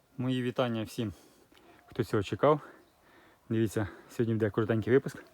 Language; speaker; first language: Ukrainian; native; Ukrainian